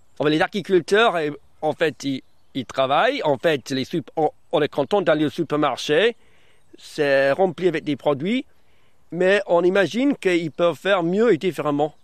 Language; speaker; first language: French; non-native, fluent; German